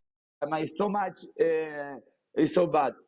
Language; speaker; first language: English; non-native, learner; Spanish